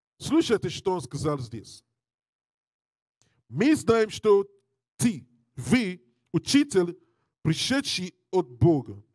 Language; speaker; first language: Russian; non-native, learner; English